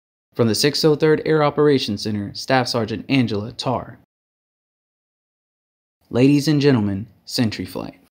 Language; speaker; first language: English; native; English